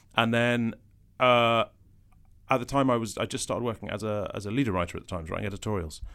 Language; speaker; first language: English; native; English